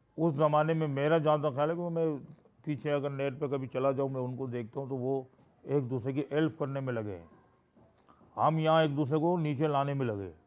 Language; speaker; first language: Urdu; native; Urdu